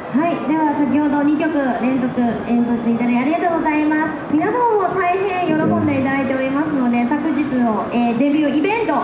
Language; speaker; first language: Japanese; non-native, fluent; Chinese